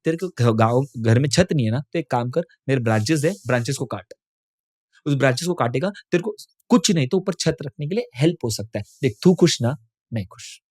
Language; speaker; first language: Hindi; non-native, local second language; Tamil